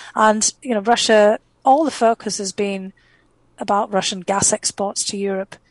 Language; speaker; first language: English; native; English